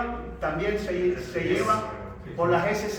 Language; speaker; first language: Spanish; native; Spanish